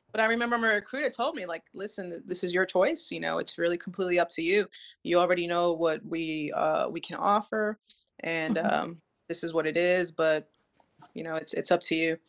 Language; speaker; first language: English; native; English